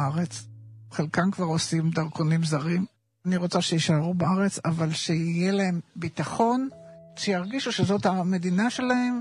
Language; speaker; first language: Hebrew; native; Hebrew